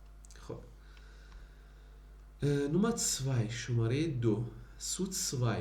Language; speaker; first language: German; non-native, fluent; Persian